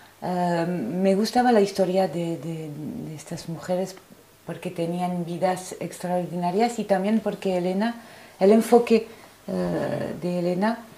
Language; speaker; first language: Spanish; non-native, fluent; French